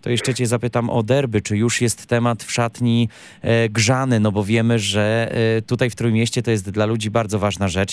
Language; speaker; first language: Polish; native; Polish